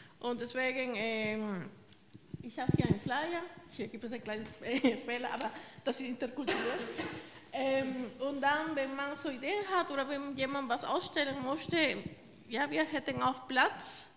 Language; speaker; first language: German; non-native, fluent; Spanish